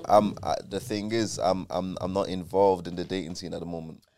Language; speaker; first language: English; native; English